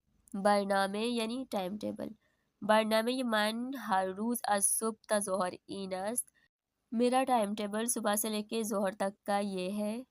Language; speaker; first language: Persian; non-native, fluent; Urdu